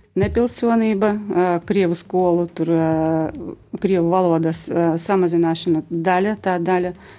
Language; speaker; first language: Latvian; non-native, local second language; Russian